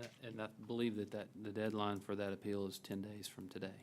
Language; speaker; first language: English; native; English